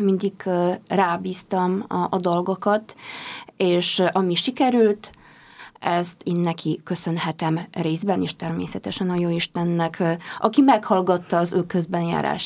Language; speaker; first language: Hungarian; non-native, fluent; Polish